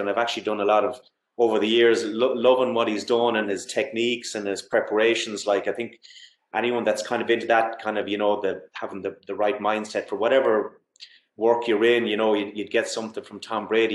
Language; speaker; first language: English; native; English